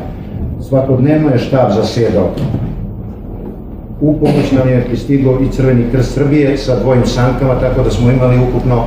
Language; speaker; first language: Serbian; native; Serbian